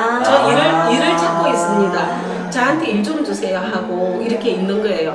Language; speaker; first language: Korean; native; Korean